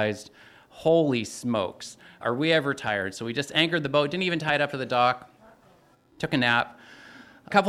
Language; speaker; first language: English; native; English